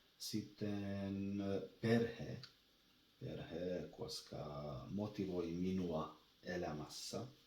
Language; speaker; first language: Finnish; non-native, learner; Albanian